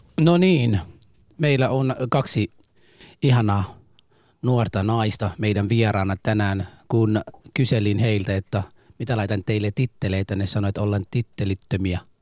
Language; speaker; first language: Finnish; early bilingual, other home language; Somali